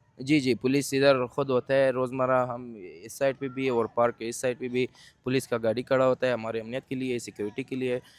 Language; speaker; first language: Urdu; non-native, fluent; Persian